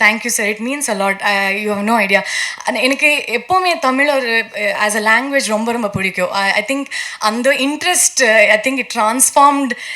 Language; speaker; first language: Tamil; non-native, learner; Kannada